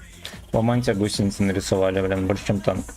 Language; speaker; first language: Russian; native; Russian